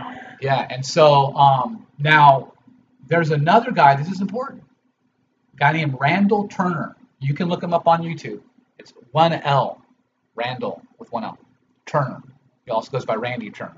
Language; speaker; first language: English; native; English